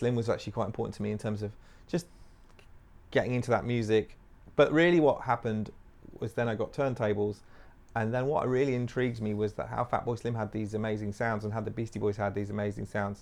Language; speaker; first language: English; native; English